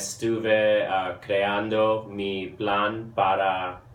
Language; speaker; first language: Spanish; early bilingual, heritage; English